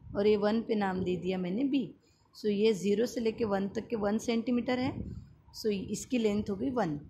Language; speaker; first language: Hindi; non-native, local second language; Marathi